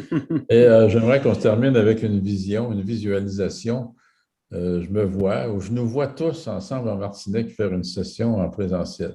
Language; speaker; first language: French; native; French